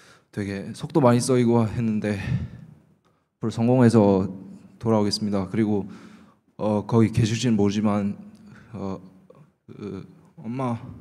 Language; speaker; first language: Korean; early bilingual, heritage; Korean